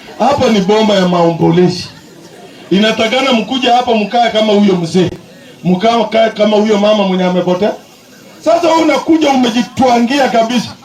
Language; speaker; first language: Swahili; non-native, local second language; Kalenjin